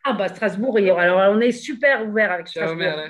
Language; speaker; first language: French; native; French